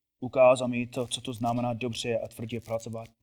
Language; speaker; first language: Czech; non-native, fluent; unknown